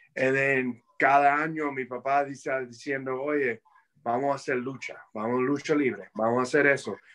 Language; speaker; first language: Spanish; early bilingual, heritage; Spanish